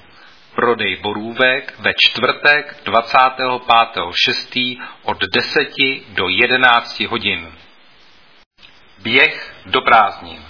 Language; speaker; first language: Czech; native; Czech